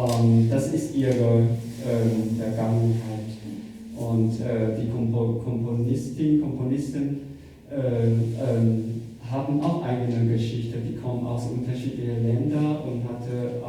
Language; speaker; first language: German; non-native, fluent; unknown